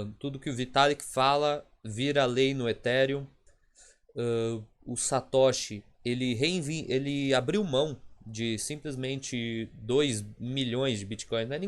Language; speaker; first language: Portuguese; native; Portuguese